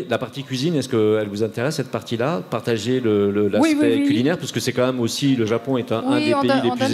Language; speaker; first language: French; native; French